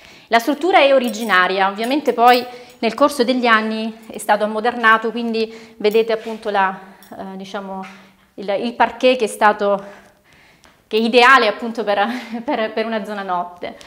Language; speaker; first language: Italian; native; Italian